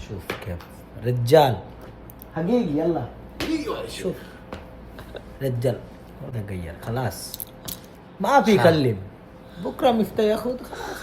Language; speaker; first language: Arabic; non-native, learner; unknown